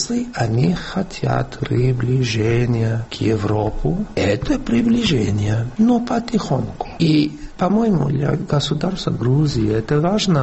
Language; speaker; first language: Russian; non-native, fluent; English